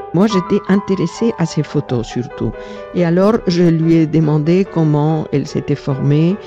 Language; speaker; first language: French; non-native, fluent; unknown